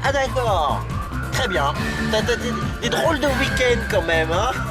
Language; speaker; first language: French; native; French